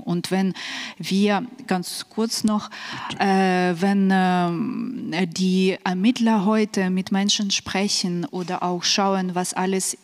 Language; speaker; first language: German; non-native, fluent; Ukrainian